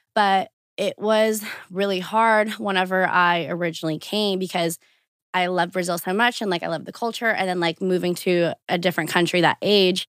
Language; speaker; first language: English; early bilingual, other home language; Portuguese